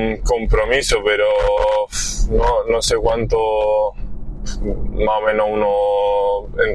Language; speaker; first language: Spanish; native; Spanish